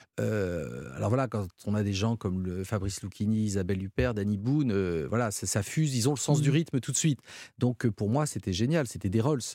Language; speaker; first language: French; native; French